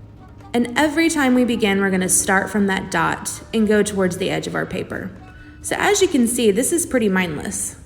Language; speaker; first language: English; native; English